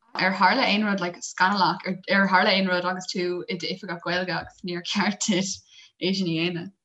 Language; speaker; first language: Irish; non-native, local second language; English